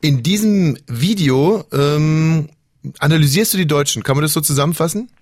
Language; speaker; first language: German; native; German